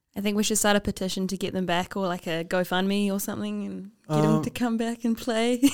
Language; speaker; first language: English; native; English